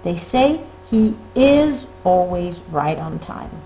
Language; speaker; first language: English; non-native, fluent; Danish